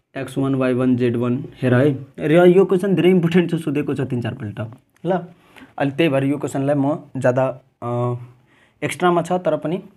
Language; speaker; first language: Nepali; non-native, local second language; Maithili